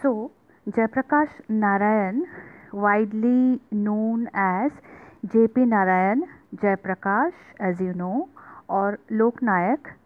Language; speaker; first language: English; non-native, local second language; Assamese